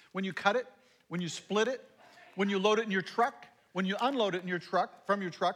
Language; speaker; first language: English; native; English